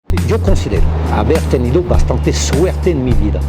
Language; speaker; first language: Spanish; non-native, fluent; French